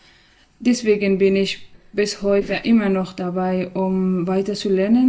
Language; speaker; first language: German; non-native, learner; Persian